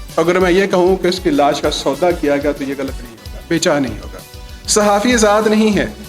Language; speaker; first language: Urdu; non-native, local second language; Punjabi